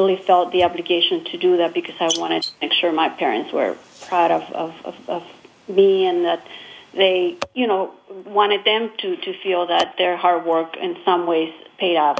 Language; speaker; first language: English; non-native, fluent; Spanish